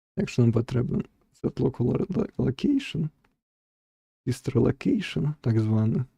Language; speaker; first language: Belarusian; non-native, local second language; Russian